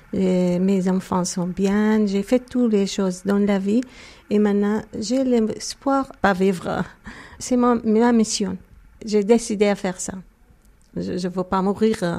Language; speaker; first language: French; non-native, learner; Arabic